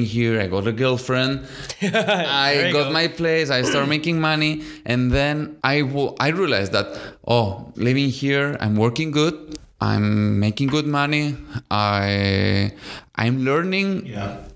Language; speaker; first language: English; non-native, fluent; Spanish